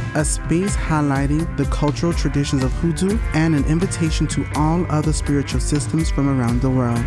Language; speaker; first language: English; native; English